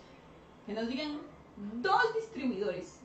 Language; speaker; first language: Spanish; native; Spanish